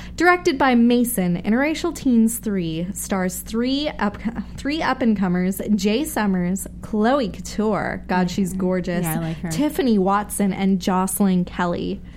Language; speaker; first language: English; native; English